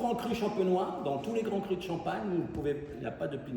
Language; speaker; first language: French; native; French